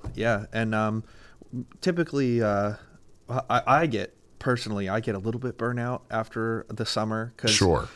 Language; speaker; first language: English; native; English